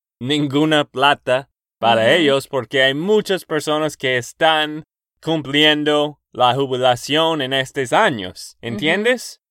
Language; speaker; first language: Spanish; non-native, learner; English